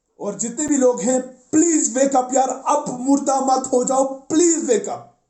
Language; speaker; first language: Hindi; non-native, local second language; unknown